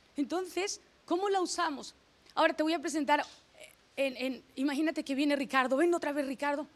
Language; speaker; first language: Spanish; native; Spanish